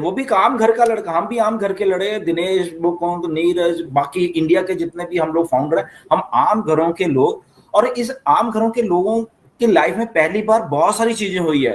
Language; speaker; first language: Hindi; native; Hindi